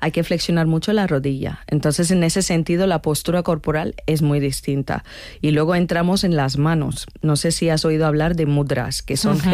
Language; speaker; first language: Spanish; non-native, fluent; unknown